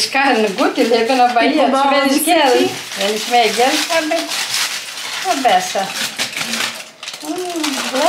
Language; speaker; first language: German; non-native, learner; Greek